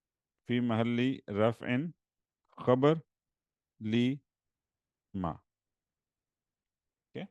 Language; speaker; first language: Arabic; non-native, fluent; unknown